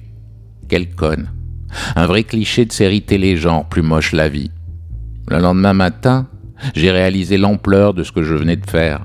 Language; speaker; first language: French; native; French